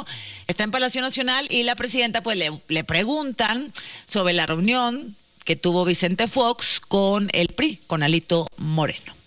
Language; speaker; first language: Spanish; native; Spanish